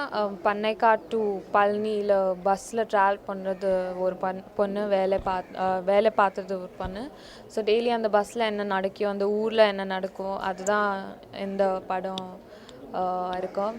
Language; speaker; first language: Tamil; non-native, fluent; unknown